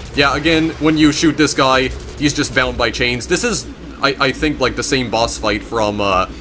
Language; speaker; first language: English; native; English